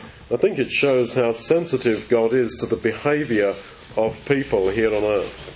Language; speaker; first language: English; native; English